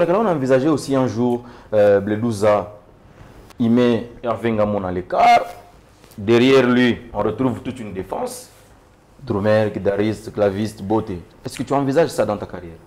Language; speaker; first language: French; non-native, local second language; Swahili